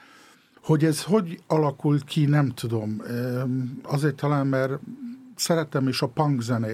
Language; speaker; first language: Hungarian; early bilingual, heritage; Hungarian